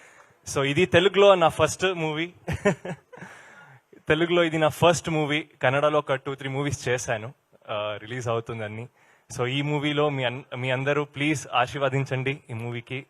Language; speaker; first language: Telugu; non-native, learner; Kannada